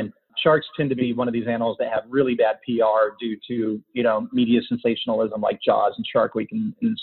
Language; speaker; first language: English; native; English